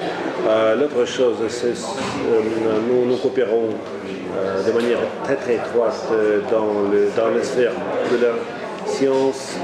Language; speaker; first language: French; non-native, fluent; Russian